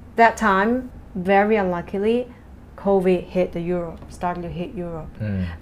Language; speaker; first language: English; non-native, fluent; Chinese